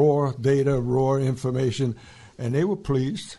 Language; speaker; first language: English; native; English